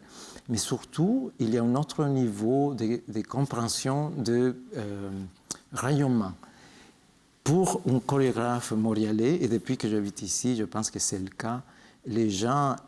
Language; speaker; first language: French; non-native, fluent; Spanish